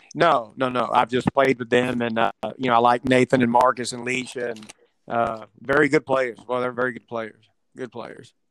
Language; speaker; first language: English; native; English